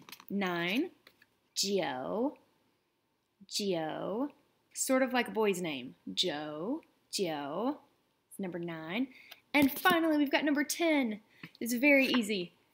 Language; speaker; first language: English; native; English